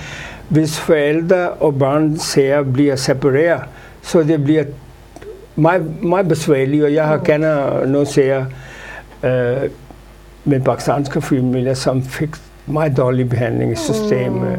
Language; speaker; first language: Danish; non-native, fluent; Urdu